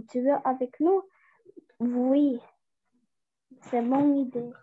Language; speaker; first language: French; non-native, learner; Russian